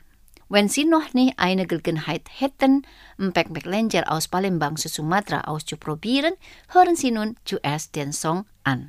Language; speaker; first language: German; non-native, fluent; Indonesian